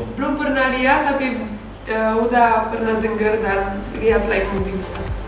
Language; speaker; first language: Indonesian; non-native, learner; Romanian